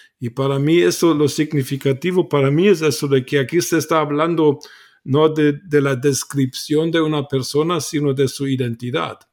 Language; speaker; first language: Spanish; non-native, fluent; German